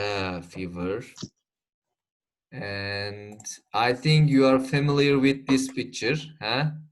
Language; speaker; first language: English; non-native, fluent; Turkish